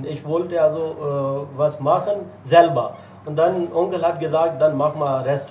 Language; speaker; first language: German; non-native, learner; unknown